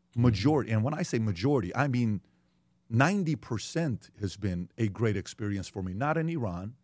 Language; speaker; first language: English; early bilingual, other home language; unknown